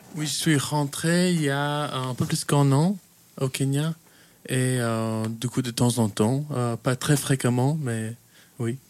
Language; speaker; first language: French; early bilingual, heritage; French